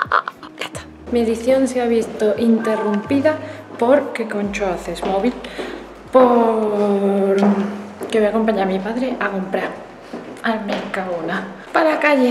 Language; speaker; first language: Spanish; native; Spanish